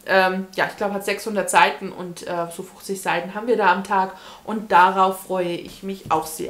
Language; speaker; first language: German; native; German